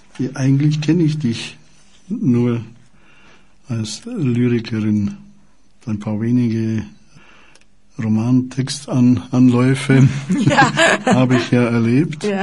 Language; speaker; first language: German; native; German